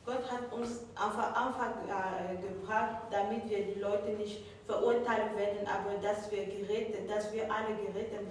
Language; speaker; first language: German; non-native, fluent; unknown